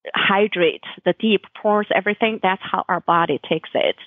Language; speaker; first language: English; non-native, fluent; Chinese